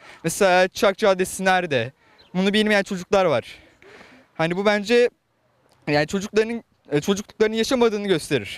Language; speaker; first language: Turkish; native; Turkish